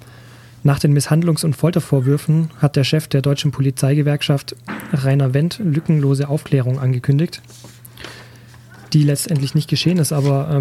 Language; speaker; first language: German; native; German